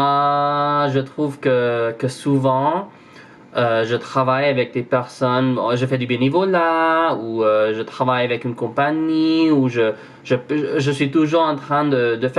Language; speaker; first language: French; non-native, fluent; English